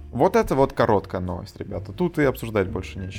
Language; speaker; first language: Russian; native; Russian